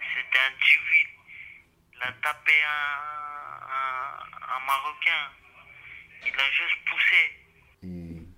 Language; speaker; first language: French; non-native, learner; Romanian